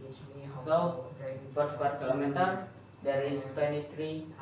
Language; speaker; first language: English; non-native, learner; Indonesian